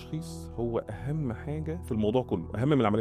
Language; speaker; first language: Arabic; native; Arabic